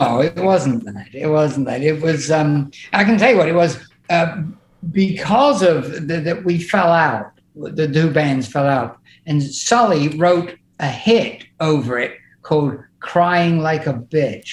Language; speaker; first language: English; native; English